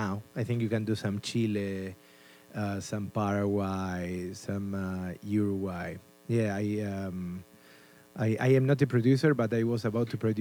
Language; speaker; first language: English; non-native, fluent; Spanish